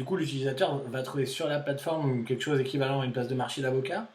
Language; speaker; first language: French; native; French